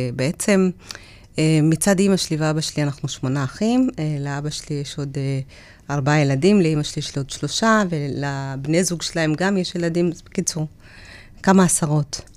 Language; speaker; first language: Hebrew; early bilingual, other home language; Amharic